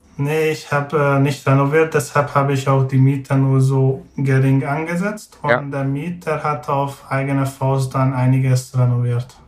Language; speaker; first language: German; non-native, fluent; Hungarian